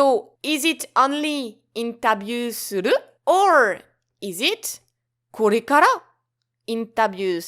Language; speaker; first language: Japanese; non-native, learner; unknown